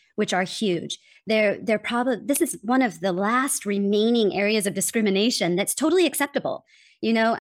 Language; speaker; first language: English; native; English